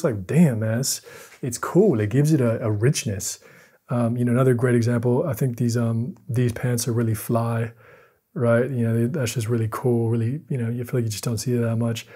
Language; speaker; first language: English; native; English